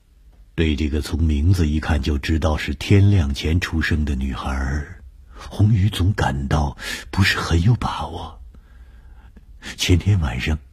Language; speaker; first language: Chinese; native; Chinese